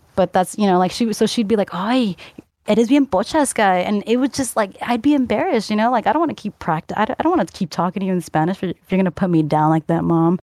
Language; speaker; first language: English; native; English